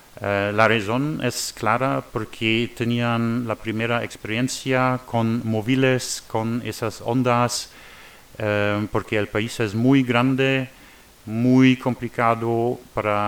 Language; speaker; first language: Spanish; non-native, learner; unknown